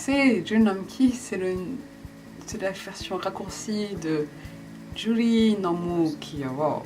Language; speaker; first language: French; native; French